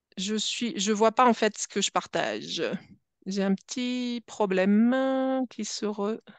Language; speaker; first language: French; native; French